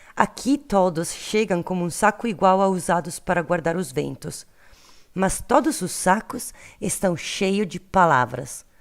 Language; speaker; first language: Portuguese; non-native, learner; Italian